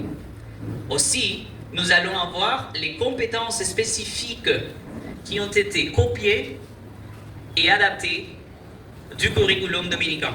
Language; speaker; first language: French; non-native, fluent; Spanish